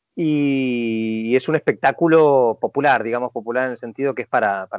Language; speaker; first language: Spanish; native; Spanish